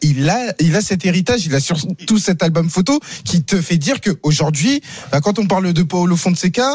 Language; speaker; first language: French; native; French